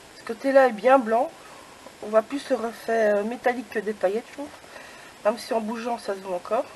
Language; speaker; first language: French; native; French